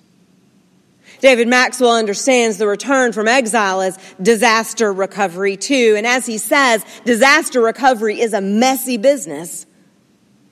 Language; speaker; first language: English; native; English